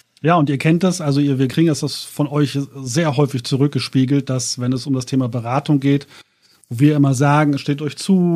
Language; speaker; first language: German; native; German